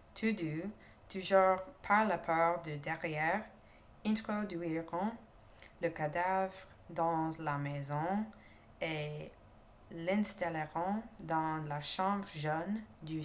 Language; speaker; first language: French; non-native, learner; English